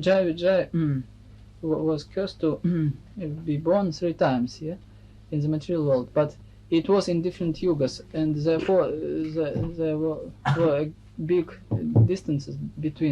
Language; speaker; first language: English; non-native, fluent; Russian